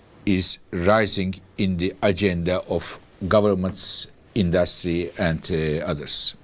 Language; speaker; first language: English; non-native, fluent; Turkish